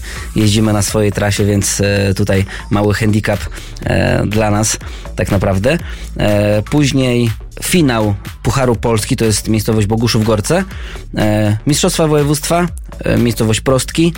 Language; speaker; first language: Polish; native; Polish